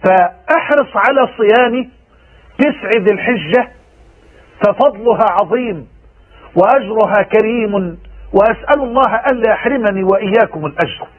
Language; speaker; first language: Arabic; native; Arabic